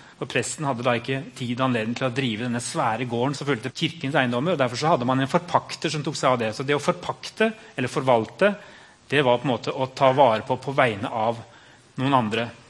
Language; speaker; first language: Norwegian; native; Norwegian